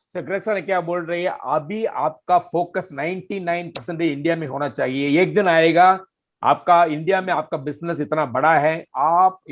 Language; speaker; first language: Hindi; non-native, fluent; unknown